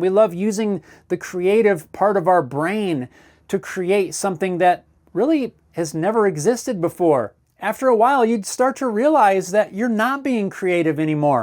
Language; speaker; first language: English; native; English